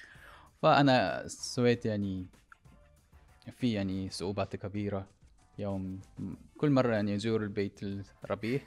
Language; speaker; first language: Arabic; non-native, learner; Korean